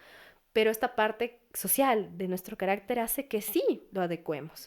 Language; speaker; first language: Spanish; native; Spanish